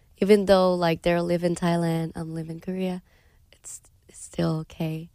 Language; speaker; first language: English; non-native, fluent; Thai